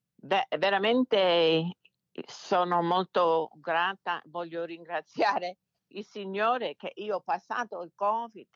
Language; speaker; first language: Italian; early bilingual, heritage; Italian